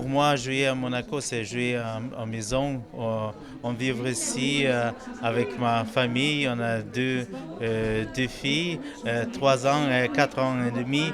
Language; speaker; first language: French; non-native, learner; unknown